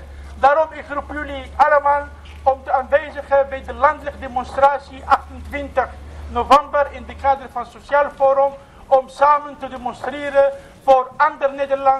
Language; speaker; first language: Dutch; non-native, learner; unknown